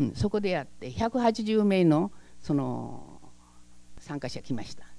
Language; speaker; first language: Japanese; early bilingual, other home language; Chinese